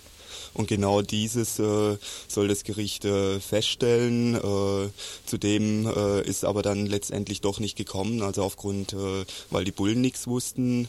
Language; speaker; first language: German; native; German